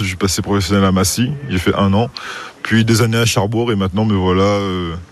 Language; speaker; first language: French; native; French